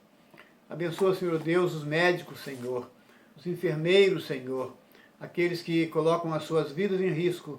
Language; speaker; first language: Portuguese; native; Portuguese